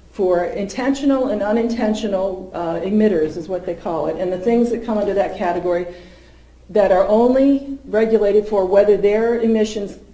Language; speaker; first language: English; native; English